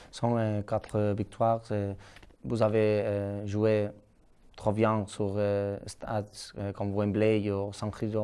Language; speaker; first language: French; non-native, learner; Catalan